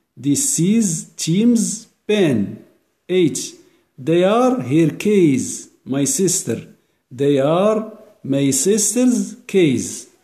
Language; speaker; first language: English; non-native, learner; Arabic